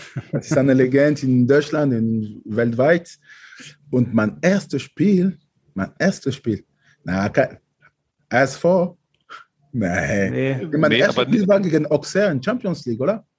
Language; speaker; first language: German; non-native, fluent; French